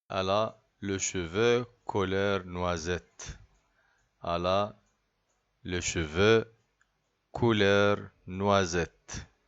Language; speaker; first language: French; non-native, fluent; Arabic